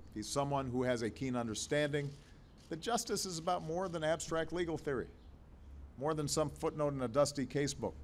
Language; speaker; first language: English; native; English